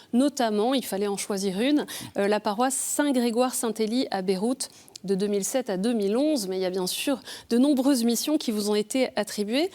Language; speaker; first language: French; native; French